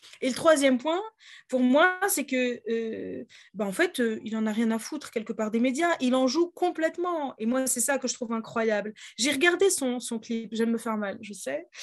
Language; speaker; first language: French; native; French